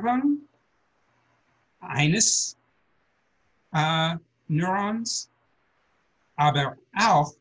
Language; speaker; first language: German; non-native, learner; English